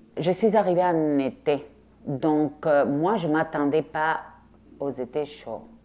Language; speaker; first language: French; non-native, fluent; Spanish